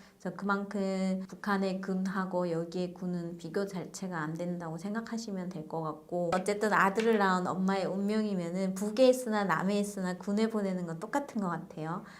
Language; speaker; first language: Korean; native; Korean